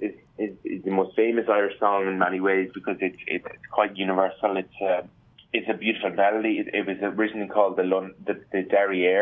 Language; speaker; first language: English; native; English